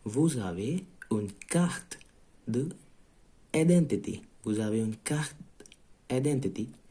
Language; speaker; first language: French; non-native, learner; Urdu